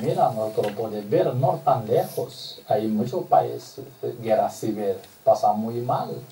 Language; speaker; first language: Spanish; non-native, learner; Tibetan